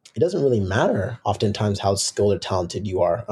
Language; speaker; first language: English; native; English